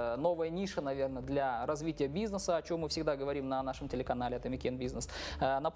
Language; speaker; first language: Russian; native; Russian